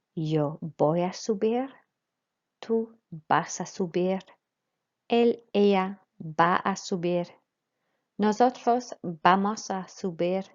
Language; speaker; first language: Spanish; non-native, fluent; English